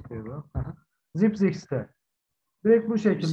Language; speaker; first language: German; non-native, fluent; Turkish